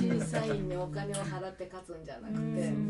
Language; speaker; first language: Japanese; native; Japanese